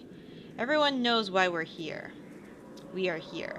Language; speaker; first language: English; native; English